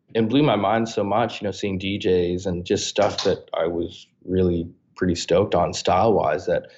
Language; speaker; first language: English; native; English